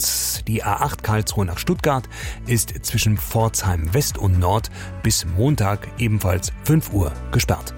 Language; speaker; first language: German; native; German